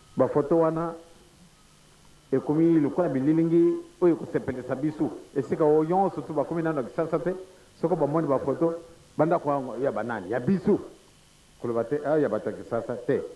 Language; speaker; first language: Lingala; non-native, local second language; Kongo